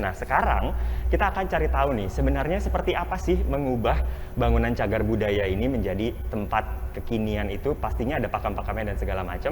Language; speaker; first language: Indonesian; native; Indonesian